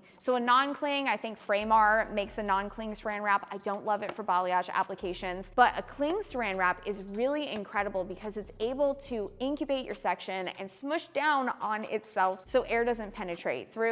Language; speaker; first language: English; native; English